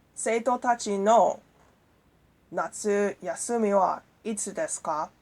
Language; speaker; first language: Japanese; non-native, learner; English